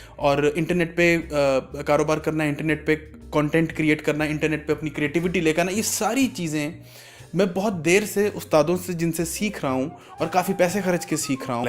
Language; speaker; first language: Urdu; native; Urdu